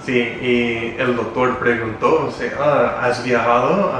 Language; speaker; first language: Spanish; non-native, learner; English